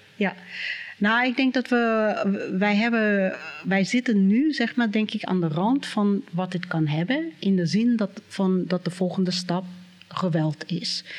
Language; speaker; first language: Dutch; non-native, fluent; English